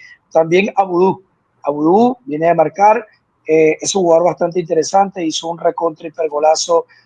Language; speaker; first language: Spanish; native; Spanish